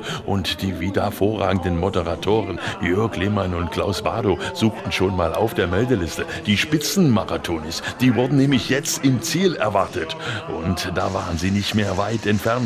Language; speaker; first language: German; native; German